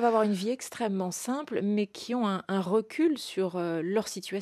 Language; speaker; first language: French; native; French